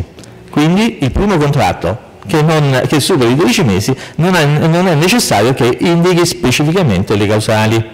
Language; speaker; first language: Italian; native; Italian